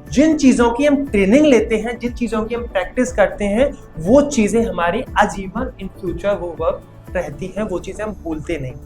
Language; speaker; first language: Hindi; native; Hindi